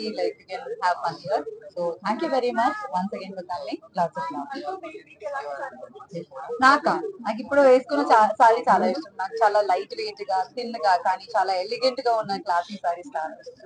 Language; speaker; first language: Telugu; non-native, local second language; Malayalam